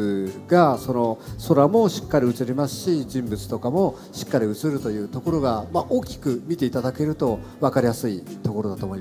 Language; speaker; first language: Japanese; native; Japanese